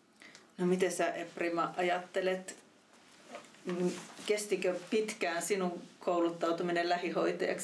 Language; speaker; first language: Finnish; native; Finnish